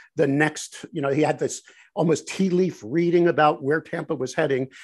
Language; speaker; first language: English; native; English